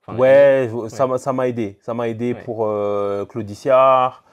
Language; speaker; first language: French; native; French